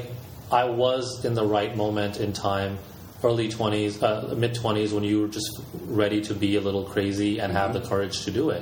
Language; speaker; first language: English; native; English